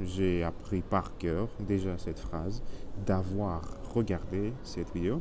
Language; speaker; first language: French; non-native, learner; Spanish